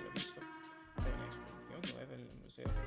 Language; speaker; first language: Spanish; non-native, fluent; English